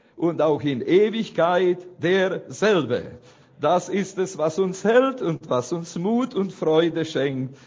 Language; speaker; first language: German; non-native, fluent; Romanian